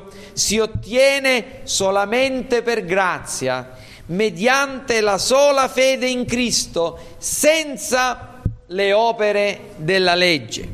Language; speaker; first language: Italian; native; Italian